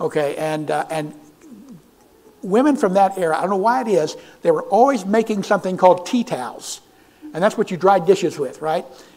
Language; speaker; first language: English; native; English